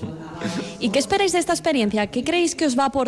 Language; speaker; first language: Spanish; native; Spanish